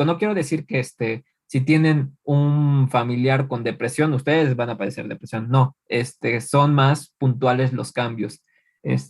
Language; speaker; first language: Spanish; native; Spanish